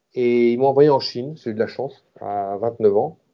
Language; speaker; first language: French; native; French